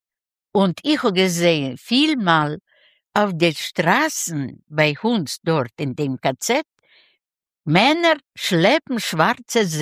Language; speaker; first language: German; non-native, learner; Russian